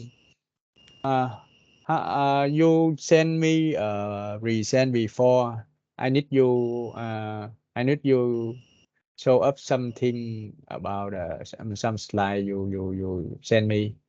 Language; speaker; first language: English; non-native, learner; Vietnamese